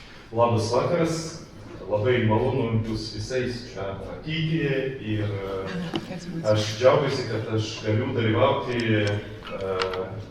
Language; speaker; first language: Lithuanian; non-native, learner; Belarusian